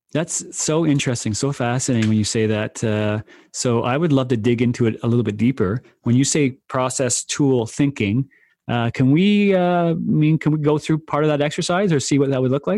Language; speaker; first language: English; native; English